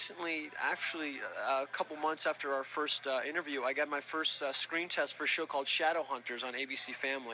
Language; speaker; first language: English; native; English